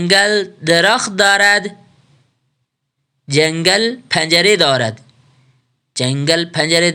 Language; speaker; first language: Persian; non-native, fluent; Urdu